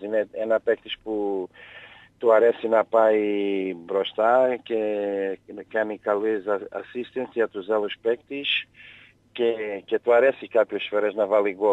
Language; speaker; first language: Greek; non-native, learner; Portuguese